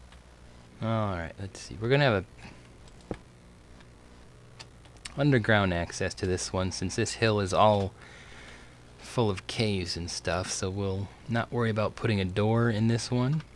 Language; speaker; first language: English; native; English